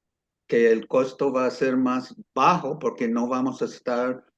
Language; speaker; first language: Spanish; non-native, fluent; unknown